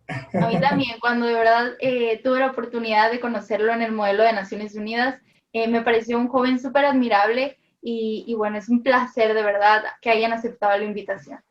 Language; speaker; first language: Spanish; native; Spanish